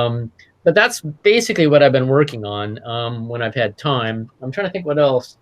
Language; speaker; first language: English; native; English